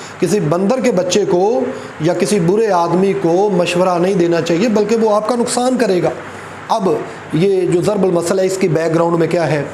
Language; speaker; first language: Urdu; non-native, local second language; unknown